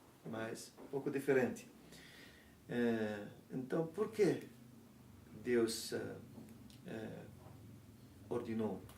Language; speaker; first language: Portuguese; non-native, learner; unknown